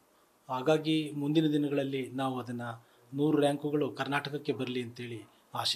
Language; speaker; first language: Kannada; native; Kannada